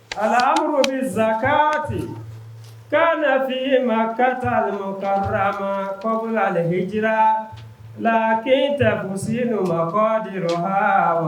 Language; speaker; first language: Arabic; non-native, learner; Yoruba